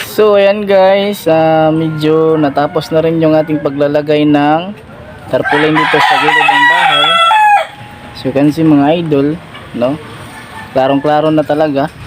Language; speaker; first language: Filipino; non-native, local second language; Cebuano